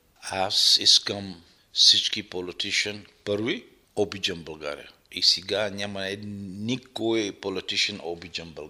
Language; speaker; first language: Bulgarian; non-native, local second language; Arabic